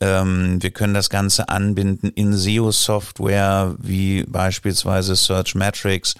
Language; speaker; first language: German; native; German